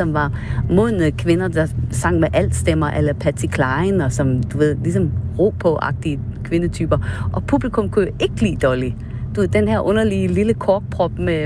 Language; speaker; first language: Danish; native; Danish